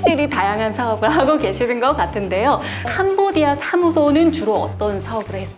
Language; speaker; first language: Korean; native; Korean